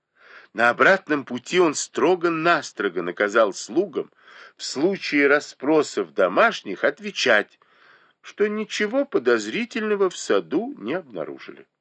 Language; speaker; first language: Russian; native; Russian